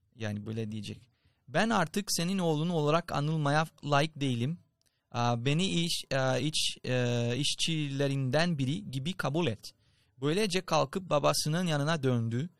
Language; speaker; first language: Turkish; non-native, fluent; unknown